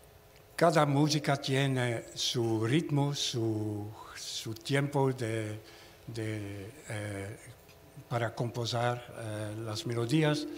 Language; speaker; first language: Spanish; non-native, learner; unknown